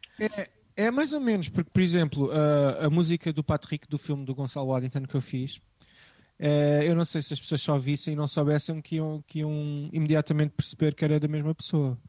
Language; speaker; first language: Portuguese; native; Portuguese